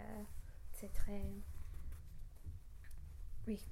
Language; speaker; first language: French; non-native, learner; English